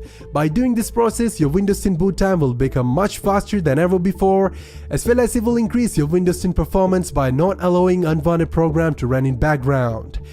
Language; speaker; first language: English; non-native, fluent; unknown